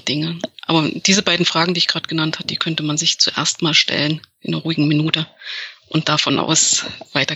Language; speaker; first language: German; native; German